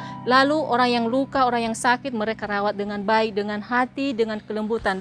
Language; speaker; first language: Indonesian; non-native, local second language; Nias